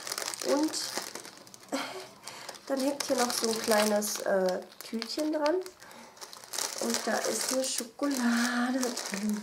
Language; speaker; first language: German; native; German